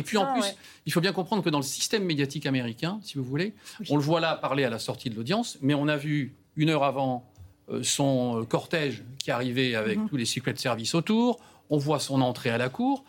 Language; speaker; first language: French; native; French